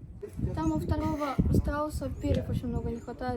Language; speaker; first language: Russian; native; Russian